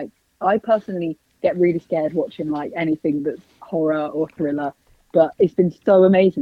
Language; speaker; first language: English; native; English